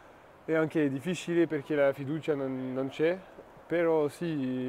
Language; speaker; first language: Italian; non-native, fluent; French